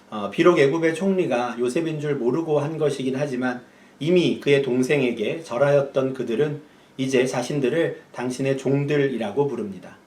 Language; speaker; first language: Korean; native; Korean